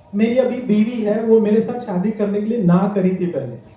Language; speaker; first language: Hindi; non-native, local second language; Marathi